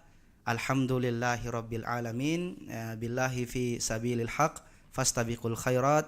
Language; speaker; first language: Arabic; non-native, local second language; Indonesian